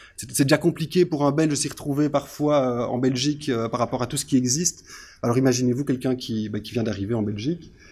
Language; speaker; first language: French; native; French